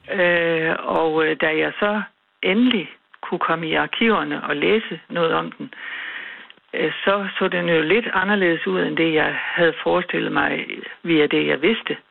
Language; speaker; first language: Danish; native; Danish